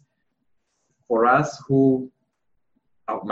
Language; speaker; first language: English; non-native, local second language; Bemba